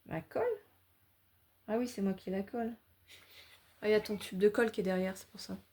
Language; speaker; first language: French; native; French